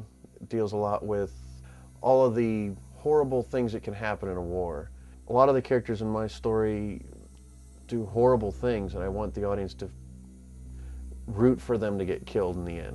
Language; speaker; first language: English; native; English